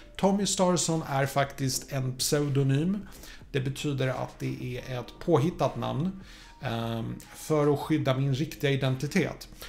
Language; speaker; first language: Swedish; early bilingual, other home language; Polish